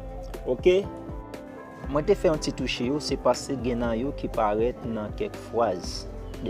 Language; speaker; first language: French; non-native, local second language; Haitian Creole